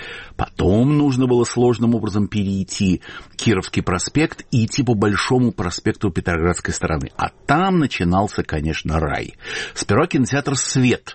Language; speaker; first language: Russian; native; Russian